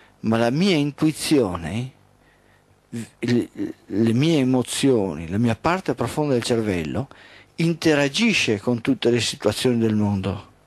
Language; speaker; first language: Italian; native; Italian